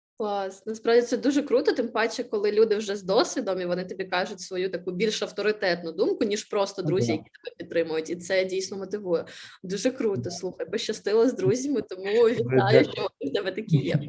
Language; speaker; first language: Ukrainian; native; Ukrainian